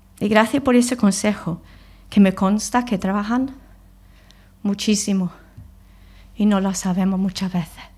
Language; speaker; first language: Spanish; non-native, fluent; English